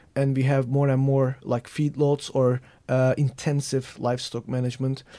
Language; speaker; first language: English; non-native, fluent; Turkish